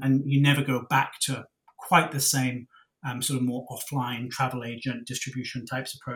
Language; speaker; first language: English; native; English